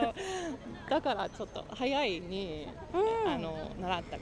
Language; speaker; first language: Japanese; non-native, learner; English